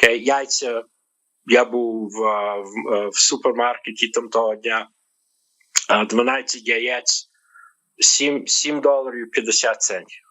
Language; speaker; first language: Ukrainian; early bilingual, heritage; Ukrainian